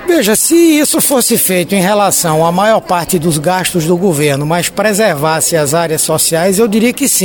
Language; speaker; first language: Portuguese; native; Portuguese